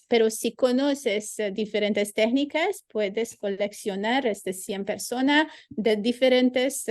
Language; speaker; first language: Spanish; non-native, fluent; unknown